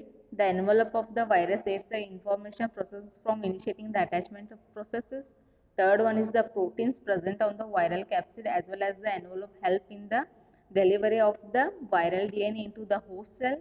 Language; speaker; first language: English; non-native, local second language; Kannada